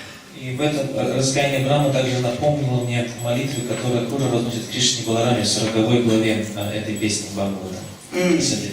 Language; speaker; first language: Russian; native; Russian